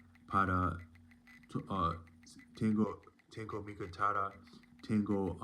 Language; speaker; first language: Spanish; non-native, learner; English